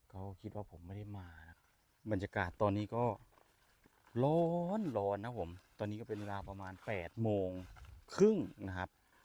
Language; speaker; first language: Thai; non-native, local second language; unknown